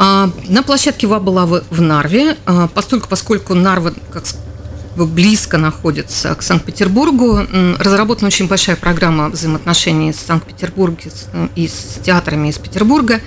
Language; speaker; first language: Russian; native; Russian